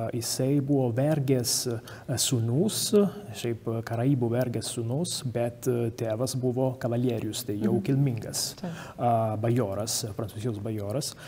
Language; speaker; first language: Lithuanian; non-native, fluent; Italian